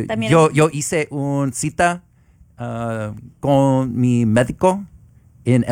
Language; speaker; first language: Spanish; non-native, learner; English